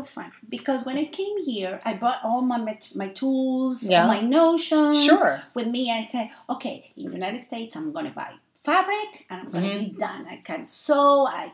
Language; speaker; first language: English; non-native, fluent; Spanish